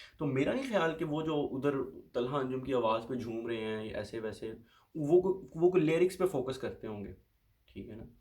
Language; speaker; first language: Urdu; non-native, local second language; Punjabi